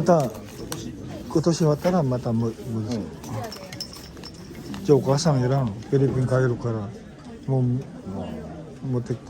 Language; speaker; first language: Japanese; non-native, learner; Filipino